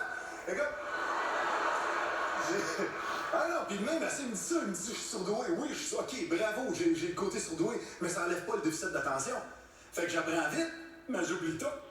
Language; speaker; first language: French; native; French